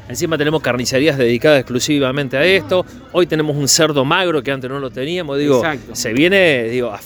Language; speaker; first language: Spanish; native; Spanish